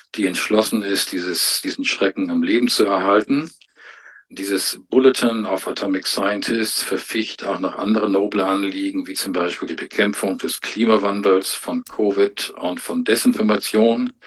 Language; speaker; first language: German; native; German